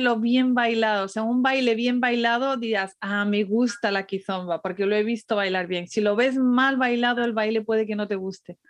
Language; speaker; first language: Spanish; native; Spanish